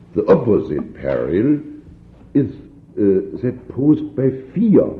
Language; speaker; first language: English; non-native, fluent; German